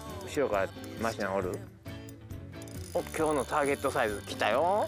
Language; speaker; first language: Japanese; native; Japanese